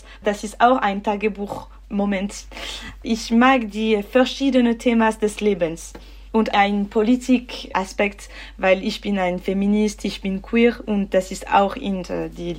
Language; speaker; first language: German; non-native, local second language; French